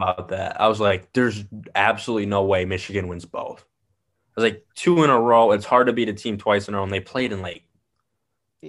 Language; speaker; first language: English; native; English